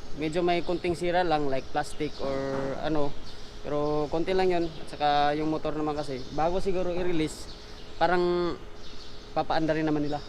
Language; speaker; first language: Filipino; non-native, local second language; Cebuano